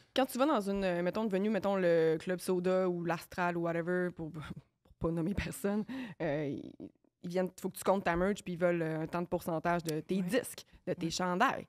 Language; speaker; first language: French; native; French